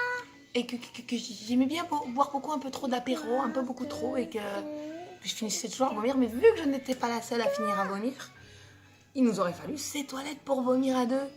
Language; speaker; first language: French; native; French